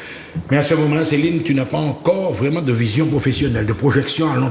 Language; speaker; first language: French; native; French